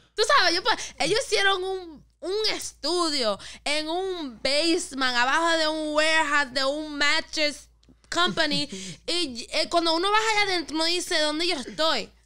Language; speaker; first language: Spanish; native; Spanish